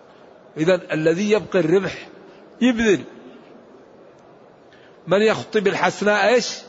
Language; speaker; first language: Arabic; native; Arabic